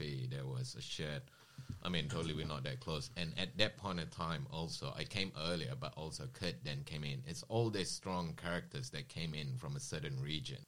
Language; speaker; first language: English; non-native, local second language; Malay